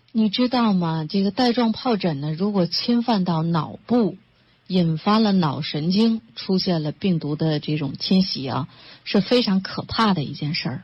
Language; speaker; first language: Chinese; native; Chinese